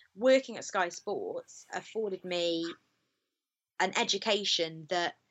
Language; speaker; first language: English; native; English